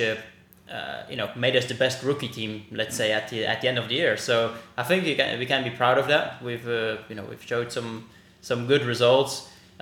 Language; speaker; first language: English; non-native, fluent; Dutch